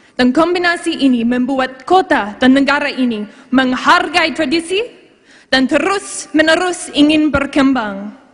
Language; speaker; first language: Malay; non-native, fluent; English